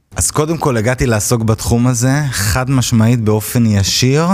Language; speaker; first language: Hebrew; native; Hebrew